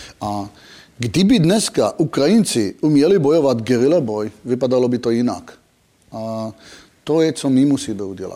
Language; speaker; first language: Czech; non-native, fluent; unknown